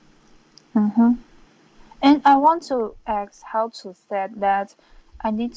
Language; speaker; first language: English; non-native, learner; Chinese